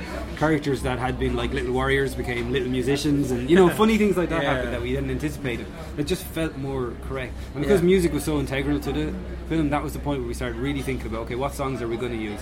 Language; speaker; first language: English; native; English